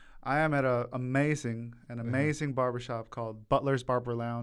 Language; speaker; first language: English; early bilingual, other home language; Korean